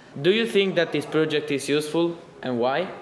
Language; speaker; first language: English; non-native, learner; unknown